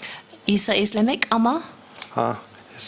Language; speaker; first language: Turkish; non-native, fluent; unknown